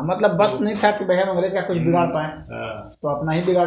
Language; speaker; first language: Hindi; native; Hindi